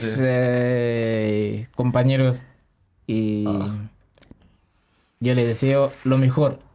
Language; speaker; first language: Spanish; non-native, learner; Haitian Creole